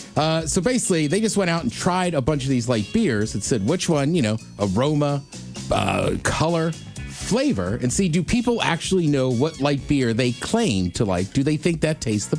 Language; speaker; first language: English; native; English